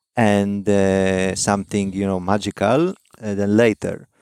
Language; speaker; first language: English; non-native, fluent; Polish